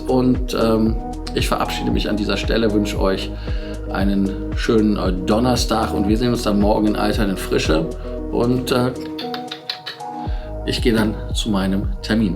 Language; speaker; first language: German; native; German